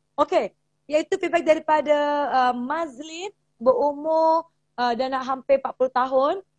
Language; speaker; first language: Malay; native; Malay